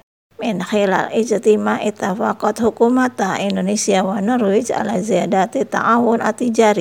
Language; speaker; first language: Arabic; non-native, fluent; Indonesian